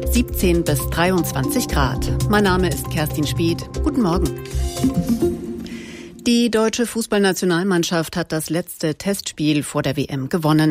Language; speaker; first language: German; native; German